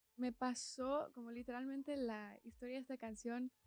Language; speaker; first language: Spanish; early bilingual, heritage; Spanish